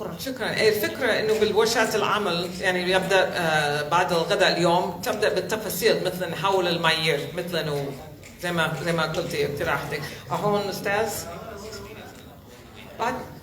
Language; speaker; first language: Arabic; early bilingual, heritage; Arabic